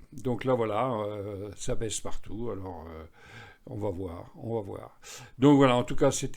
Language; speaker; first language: French; native; French